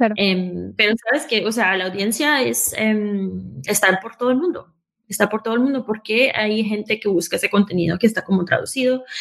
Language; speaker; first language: Spanish; early bilingual, heritage; Spanish